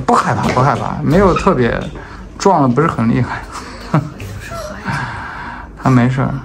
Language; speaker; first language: Chinese; native; Chinese